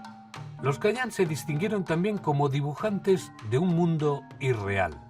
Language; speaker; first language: Spanish; native; Spanish